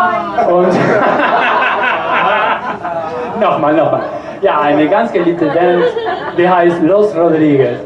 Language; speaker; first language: German; non-native, learner; Spanish